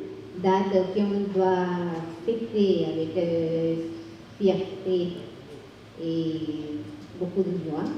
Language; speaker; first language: French; non-native, fluent; Spanish